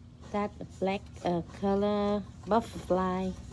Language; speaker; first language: English; non-native, learner; Vietnamese